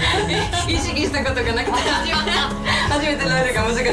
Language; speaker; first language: Japanese; non-native, fluent; Finnish